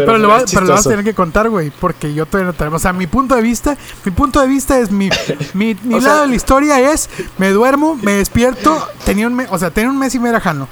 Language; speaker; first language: Spanish; native; Spanish